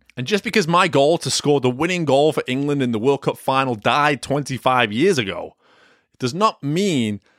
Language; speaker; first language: English; native; English